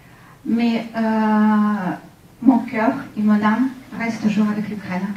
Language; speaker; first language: French; non-native, fluent; Ukrainian